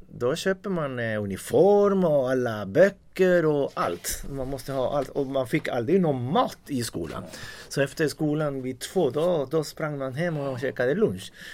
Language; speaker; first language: Swedish; non-native, fluent; Spanish